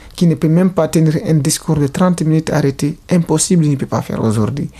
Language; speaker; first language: French; non-native, local second language; Fula